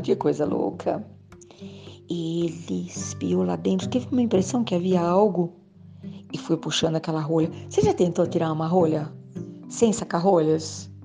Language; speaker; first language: Portuguese; native; Portuguese